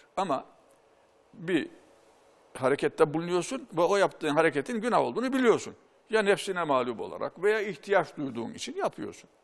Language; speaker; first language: Turkish; native; Turkish